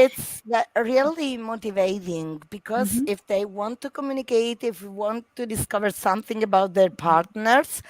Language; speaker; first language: English; non-native, fluent; Italian